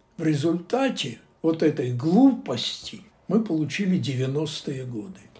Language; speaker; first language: Russian; native; Russian